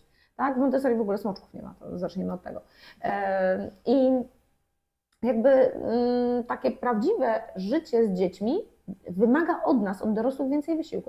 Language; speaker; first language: Polish; native; Polish